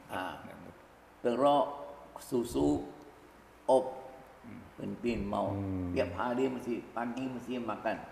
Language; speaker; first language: Indonesian; early bilingual, other home language; Min Nan Chinese